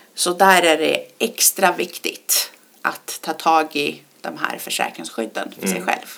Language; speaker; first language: Swedish; early bilingual, other home language; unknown